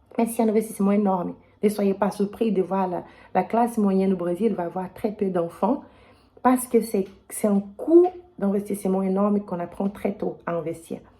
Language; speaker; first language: French; non-native, fluent; Portuguese